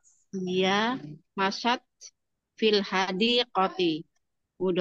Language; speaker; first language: Arabic; non-native, learner; Indonesian